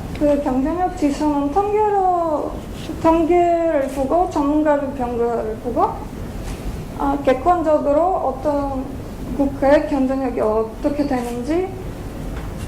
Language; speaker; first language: Korean; non-native, fluent; Bulgarian